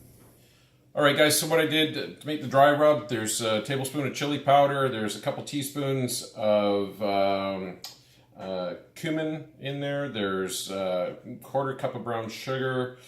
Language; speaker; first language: English; native; English